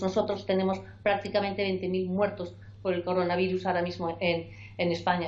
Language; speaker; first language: Spanish; native; Spanish